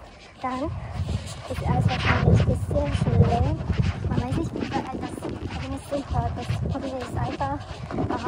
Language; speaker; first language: German; non-native, learner; Chinese